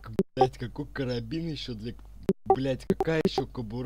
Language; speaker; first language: Russian; native; Russian